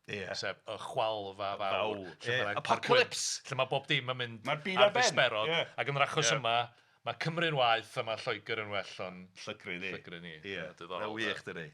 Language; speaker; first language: Welsh; native; Welsh